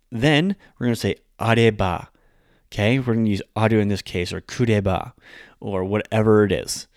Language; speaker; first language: English; native; English